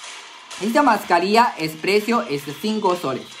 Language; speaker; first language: Spanish; non-native, learner; Chinese